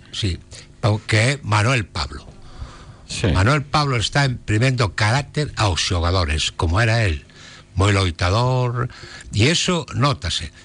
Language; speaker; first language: Galician; non-native, local second language; Spanish